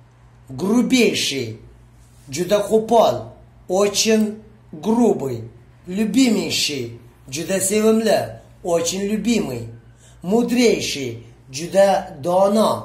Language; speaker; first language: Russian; non-native, fluent; Uzbek